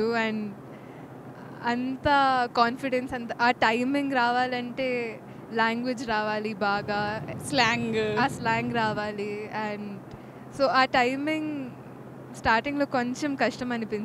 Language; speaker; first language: Telugu; non-native, fluent; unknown